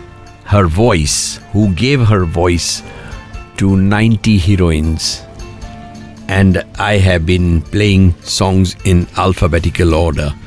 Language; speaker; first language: Hindi; native; Hindi